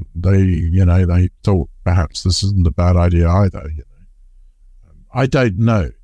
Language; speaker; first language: English; native; English